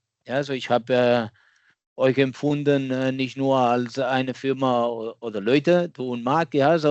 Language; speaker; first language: German; non-native, fluent; Catalan